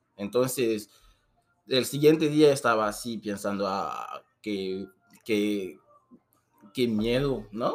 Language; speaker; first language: Spanish; non-native, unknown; Susu